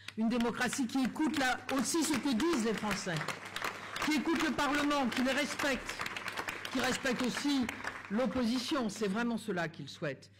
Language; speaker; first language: French; native; French